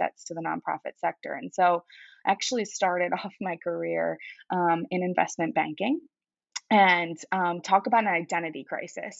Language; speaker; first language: English; native; English